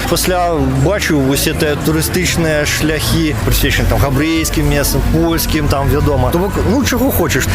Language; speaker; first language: Belarusian; non-native, local second language; Russian